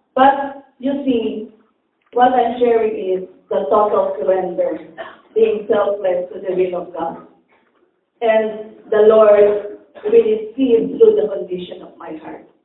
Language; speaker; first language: English; non-native, local second language; Filipino